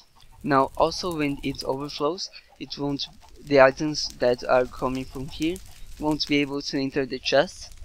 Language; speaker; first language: English; non-native, fluent; Portuguese